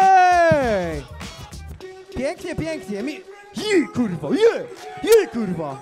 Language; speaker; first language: Polish; native; Polish